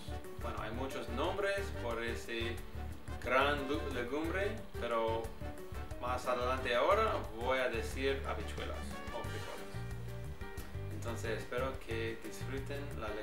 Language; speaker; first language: Spanish; early bilingual, heritage; English